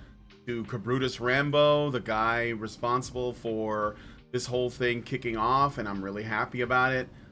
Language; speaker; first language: English; native; English